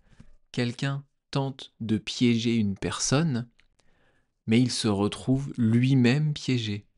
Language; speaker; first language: French; native; French